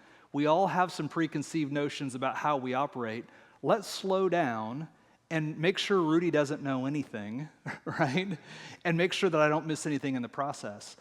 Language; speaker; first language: English; native; English